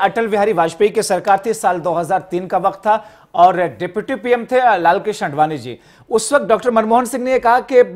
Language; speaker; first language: Hindi; native; Hindi